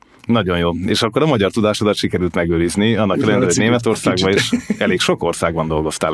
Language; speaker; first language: Hungarian; native; Hungarian